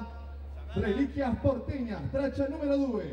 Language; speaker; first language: Italian; non-native, learner; Spanish